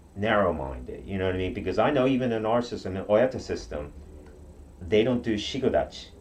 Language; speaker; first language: English; non-native, fluent; Japanese